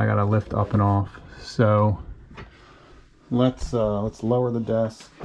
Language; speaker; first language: English; native; English